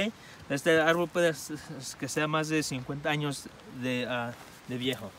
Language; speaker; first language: Spanish; early bilingual, heritage; Spanish